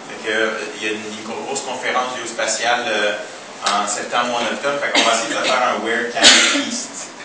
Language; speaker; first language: French; native; French